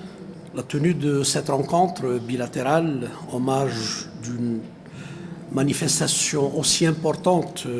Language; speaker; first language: French; non-native, local second language; Arabic